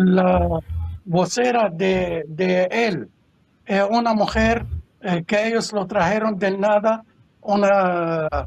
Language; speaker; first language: Spanish; non-native, fluent; Arabic